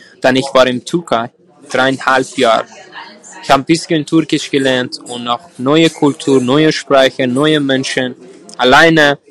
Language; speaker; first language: German; non-native, learner; Persian